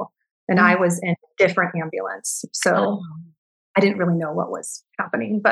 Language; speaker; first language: English; native; English